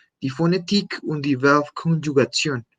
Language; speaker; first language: German; non-native, learner; Spanish